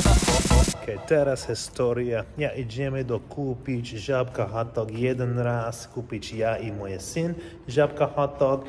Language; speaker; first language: Polish; non-native, learner; English